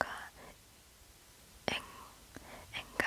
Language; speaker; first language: Portuguese; non-native, learner; English